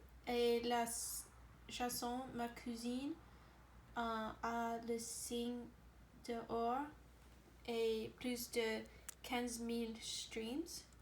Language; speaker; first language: French; non-native, learner; English